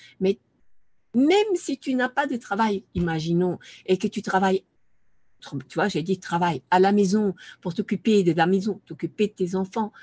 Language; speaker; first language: French; non-native, fluent; German